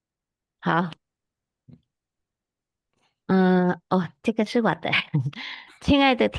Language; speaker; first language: Chinese; non-native, learner; Indonesian